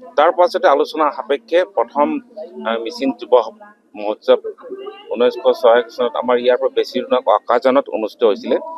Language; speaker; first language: Assamese; non-native, local second language; Mising